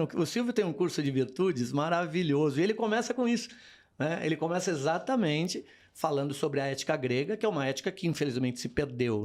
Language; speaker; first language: Portuguese; native; Portuguese